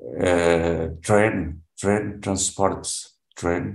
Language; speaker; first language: English; non-native, learner; Portuguese